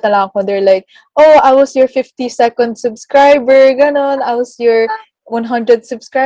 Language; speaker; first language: English; non-native, local second language; Filipino